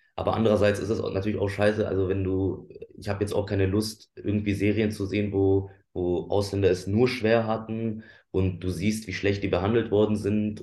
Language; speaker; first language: German; early bilingual, other home language; Persian